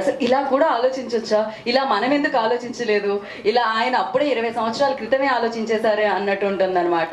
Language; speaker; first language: Telugu; native; Telugu